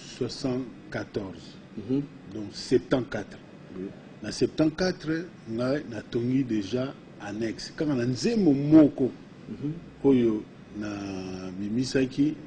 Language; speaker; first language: Lingala; native; Lingala